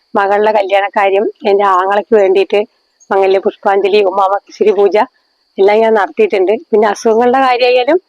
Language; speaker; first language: Malayalam; native; Malayalam